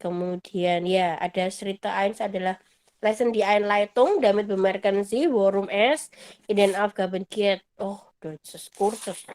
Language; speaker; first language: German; non-native, fluent; Indonesian